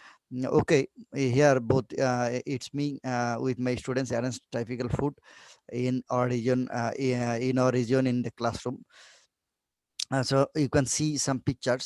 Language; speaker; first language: English; non-native, learner; Bangla